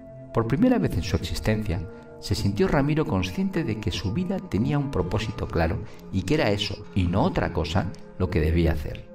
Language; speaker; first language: Spanish; native; Spanish